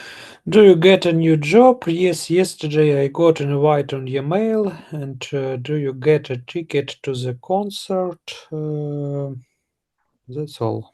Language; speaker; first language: English; non-native, learner; Russian